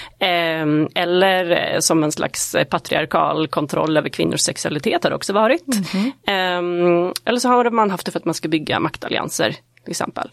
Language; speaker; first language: Swedish; native; Swedish